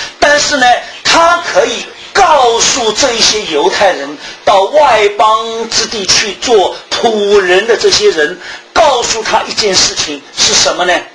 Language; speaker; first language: Chinese; early bilingual, heritage; Chinese